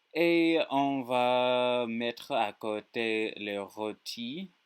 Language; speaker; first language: French; non-native, learner; English